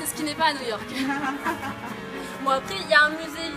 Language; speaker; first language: French; native; French